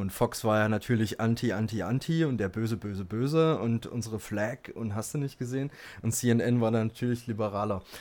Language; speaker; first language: German; native; German